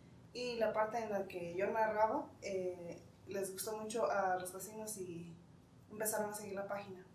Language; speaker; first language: Spanish; non-native, local second language; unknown